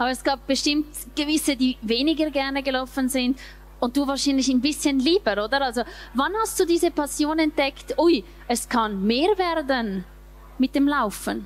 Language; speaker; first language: German; native; German